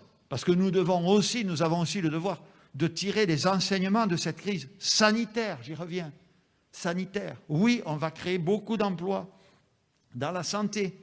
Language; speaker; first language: French; native; French